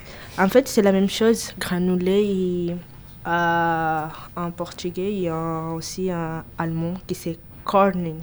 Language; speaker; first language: French; non-native, learner; Portuguese